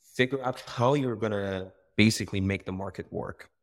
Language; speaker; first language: English; non-native, fluent; Persian